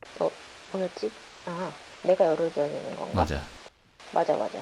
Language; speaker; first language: Korean; native; Korean